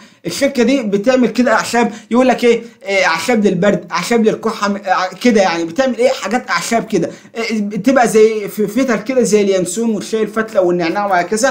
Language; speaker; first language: Arabic; native; Arabic